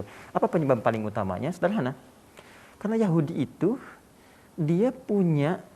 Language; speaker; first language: Indonesian; native; Indonesian